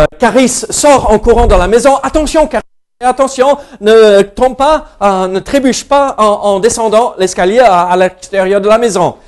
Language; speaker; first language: French; non-native, fluent; English